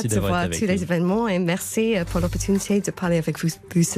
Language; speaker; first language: French; non-native, fluent; English